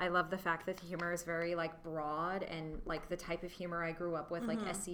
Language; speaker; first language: English; native; English